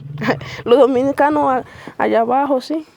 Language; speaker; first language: Spanish; non-native, learner; Haitian Creole